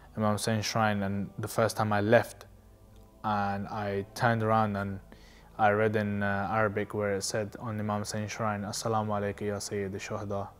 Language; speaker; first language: English; native; English